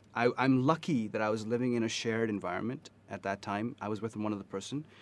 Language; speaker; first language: English; native; English